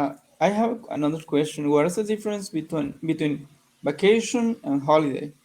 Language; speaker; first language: English; non-native, learner; Spanish